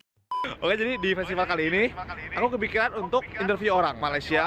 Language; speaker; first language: Indonesian; native; Indonesian